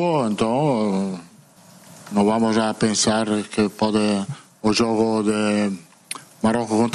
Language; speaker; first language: Portuguese; non-native, fluent; Italian